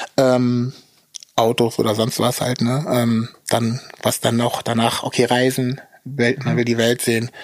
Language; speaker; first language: German; early bilingual, other home language; Russian